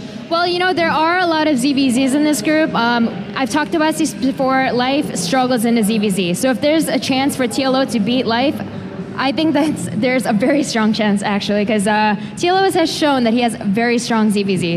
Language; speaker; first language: English; early bilingual, other home language; Korean